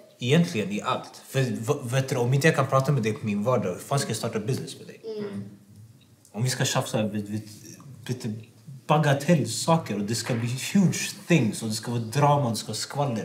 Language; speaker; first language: Swedish; non-native, local second language; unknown